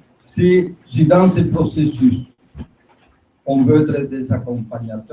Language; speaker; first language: French; native; French